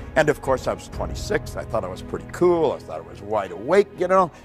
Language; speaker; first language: English; native; English